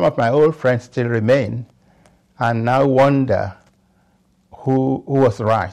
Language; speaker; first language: English; non-native, local second language; Yoruba